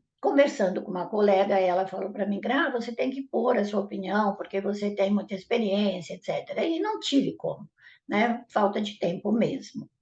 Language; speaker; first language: Portuguese; non-native, fluent; Italian